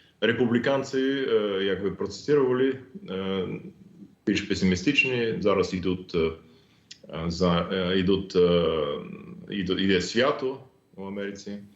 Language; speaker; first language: Ukrainian; non-native, fluent; English